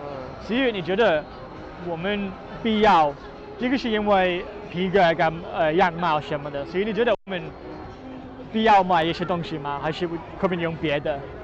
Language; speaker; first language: Chinese; non-native, learner; English